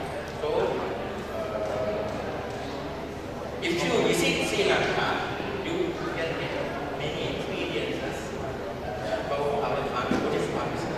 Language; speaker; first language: English; non-native, learner; Sinhala